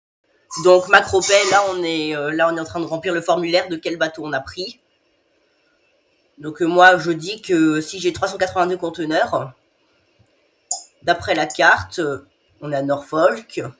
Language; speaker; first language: French; native; French